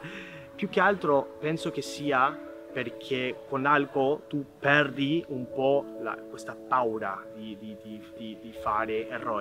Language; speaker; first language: Italian; non-native, fluent; English